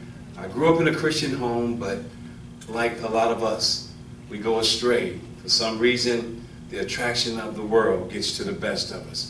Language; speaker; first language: English; native; English